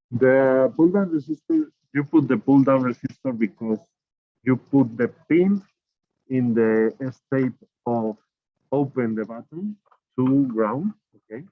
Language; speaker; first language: English; non-native, learner; Spanish